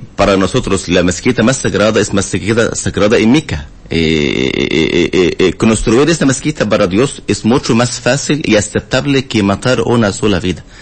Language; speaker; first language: Spanish; non-native, learner; Arabic